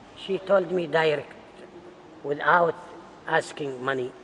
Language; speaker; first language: English; non-native, learner; Arabic